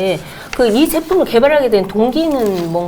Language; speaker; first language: Korean; native; Korean